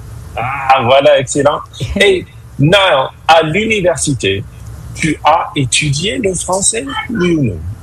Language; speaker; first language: French; non-native, fluent; English